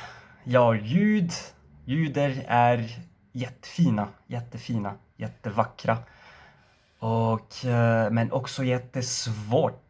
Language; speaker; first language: Swedish; non-native, learner; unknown